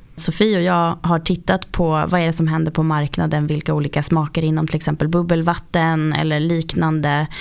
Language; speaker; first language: Swedish; native; Swedish